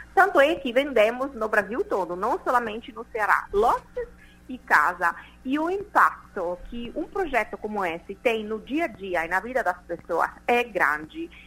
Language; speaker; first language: Portuguese; non-native, fluent; Italian